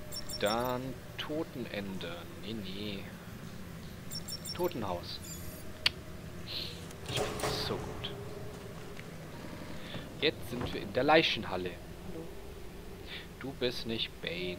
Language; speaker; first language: German; native; German